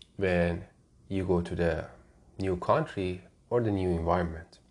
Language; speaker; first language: English; non-native, fluent; Persian